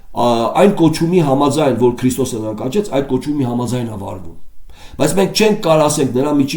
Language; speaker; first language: Armenian; native; Armenian